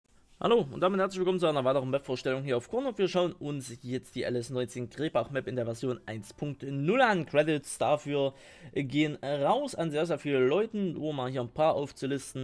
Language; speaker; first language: German; native; German